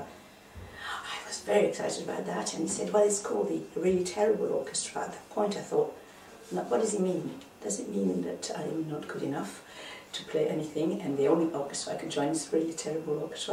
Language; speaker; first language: English; non-native, fluent; Hungarian